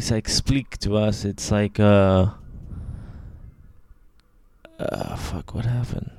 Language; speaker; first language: French; non-native, fluent; Spanish